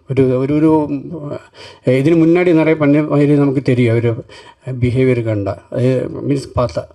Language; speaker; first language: Tamil; non-native, learner; Malayalam